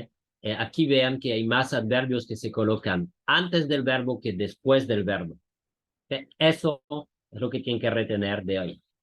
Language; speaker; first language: Spanish; non-native, fluent; French